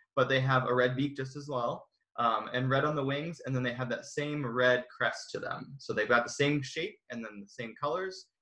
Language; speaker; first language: English; native; English